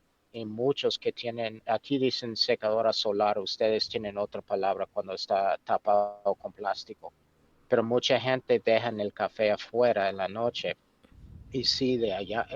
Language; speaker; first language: Spanish; non-native, fluent; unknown